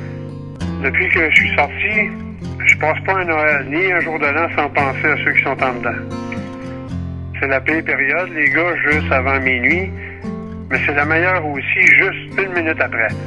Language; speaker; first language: French; native; French